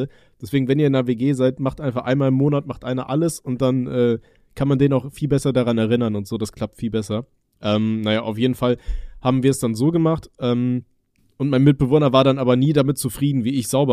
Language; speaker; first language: German; native; German